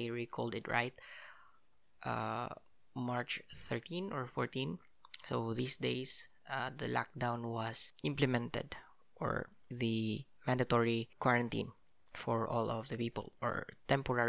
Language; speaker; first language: English; non-native, local second language; Cebuano